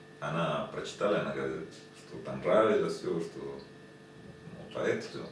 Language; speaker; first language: Russian; non-native, learner; Spanish